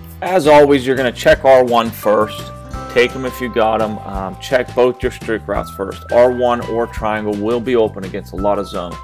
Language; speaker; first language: English; native; English